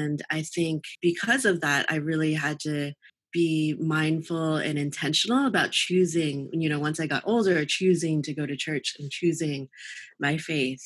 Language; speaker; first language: English; native; English